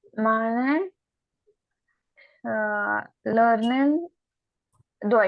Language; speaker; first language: German; non-native, learner; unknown